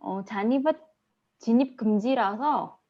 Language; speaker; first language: Korean; non-native, fluent; Indonesian